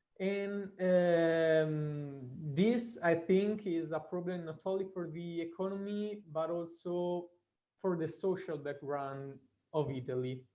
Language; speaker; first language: English; non-native, fluent; Italian